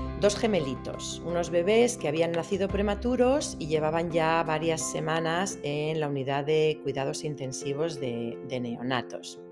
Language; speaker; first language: Spanish; native; Spanish